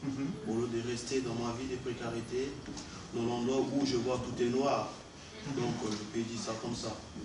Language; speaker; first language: French; non-native, fluent; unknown